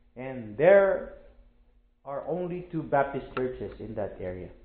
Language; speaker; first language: English; non-native, local second language; Filipino